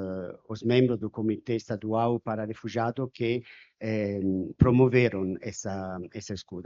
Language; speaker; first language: Portuguese; non-native, fluent; Spanish